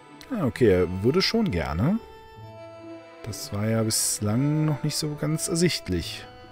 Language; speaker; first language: German; native; German